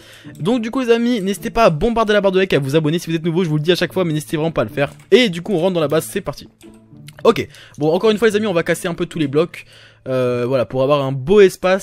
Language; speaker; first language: French; native; French